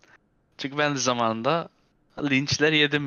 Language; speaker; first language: Turkish; early bilingual, heritage; Turkish